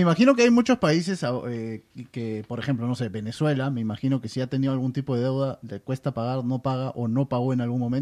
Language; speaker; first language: Spanish; native; Spanish